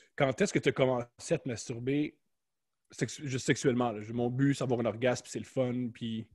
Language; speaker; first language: French; native; French